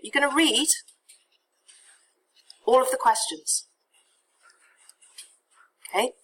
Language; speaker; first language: English; native; English